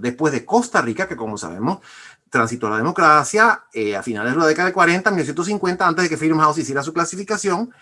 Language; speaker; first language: Spanish; native; Spanish